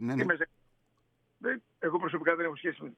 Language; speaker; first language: Greek; native; Greek